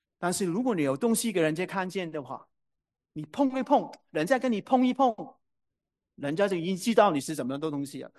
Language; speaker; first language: Chinese; non-native, local second language; Cantonese